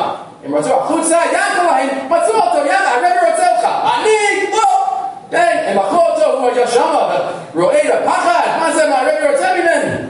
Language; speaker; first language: Hebrew; non-native, fluent; English